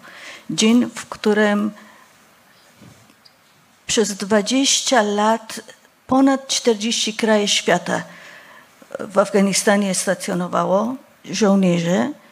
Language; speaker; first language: Polish; non-native, fluent; Persian